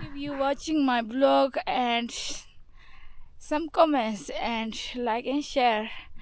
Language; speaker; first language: English; non-native, learner; Tibetan